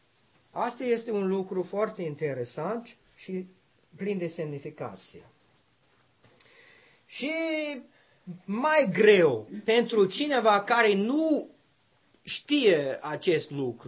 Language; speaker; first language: Romanian; non-native, learner; English